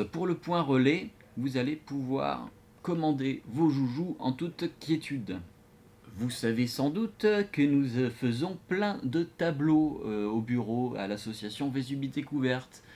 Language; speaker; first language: French; native; French